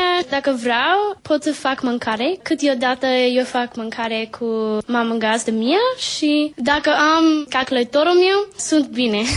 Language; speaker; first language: Romanian; non-native, learner; English